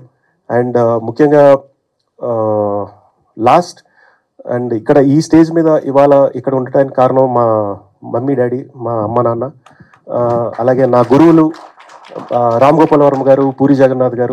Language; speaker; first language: Telugu; native; Telugu